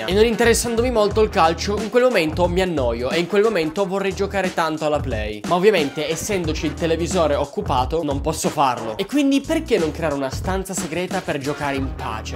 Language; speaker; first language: Italian; native; Italian